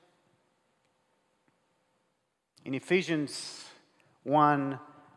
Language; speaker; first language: English; non-native, fluent; Romanian